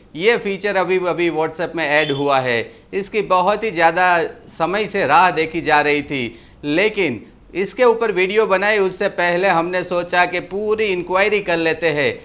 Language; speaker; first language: Hindi; non-native, local second language; Gujarati